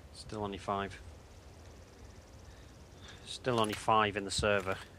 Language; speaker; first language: English; native; English